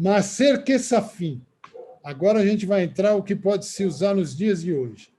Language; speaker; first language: Portuguese; native; Portuguese